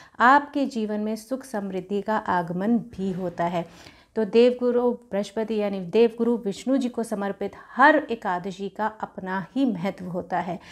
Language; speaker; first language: Hindi; native; Hindi